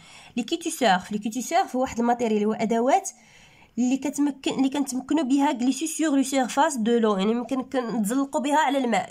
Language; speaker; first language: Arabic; native; Arabic